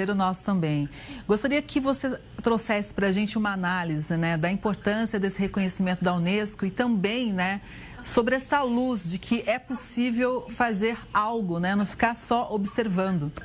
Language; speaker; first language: Portuguese; native; Portuguese